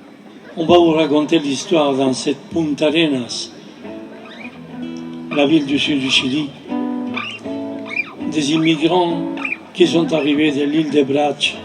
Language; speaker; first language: French; non-native, fluent; Spanish